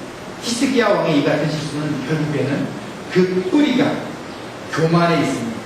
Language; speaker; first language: Korean; native; Korean